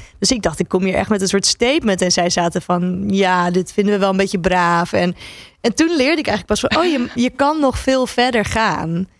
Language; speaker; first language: Dutch; native; Dutch